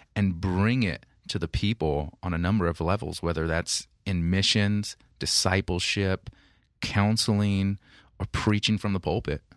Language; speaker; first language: English; native; English